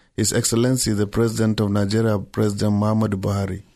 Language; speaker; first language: English; non-native, local second language; Hausa